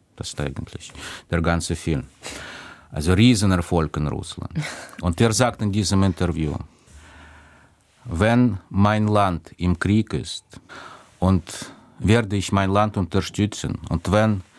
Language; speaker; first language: German; non-native, fluent; Russian